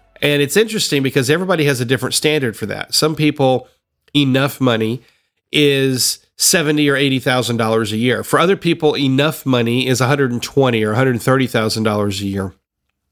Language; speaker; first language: English; native; English